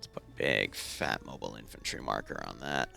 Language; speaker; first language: English; native; English